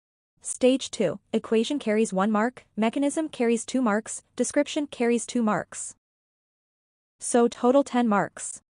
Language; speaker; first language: English; non-native, local second language; Malayalam